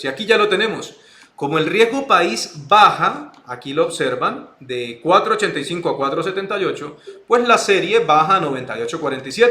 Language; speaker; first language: Spanish; native; Spanish